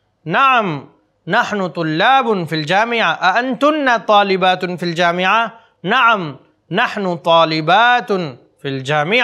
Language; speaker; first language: Arabic; non-native, fluent; Urdu